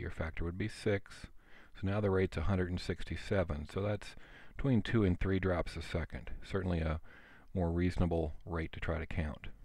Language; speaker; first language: English; native; English